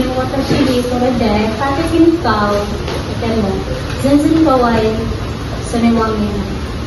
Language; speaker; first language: Japanese; non-native, learner; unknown